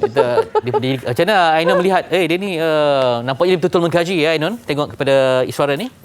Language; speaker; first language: Malay; native; Malay